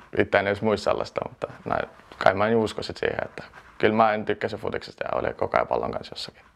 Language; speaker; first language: Finnish; early bilingual, other home language; Russian